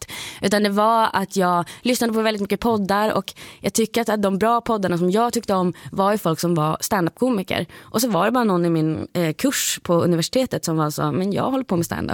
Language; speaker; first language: Swedish; native; Swedish